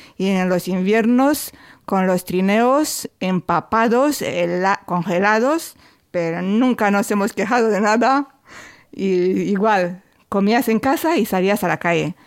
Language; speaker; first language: Spanish; non-native, fluent; Romanian